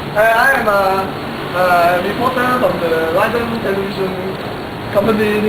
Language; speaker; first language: English; non-native, learner; Cantonese